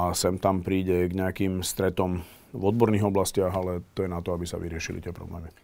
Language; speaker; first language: Slovak; native; Slovak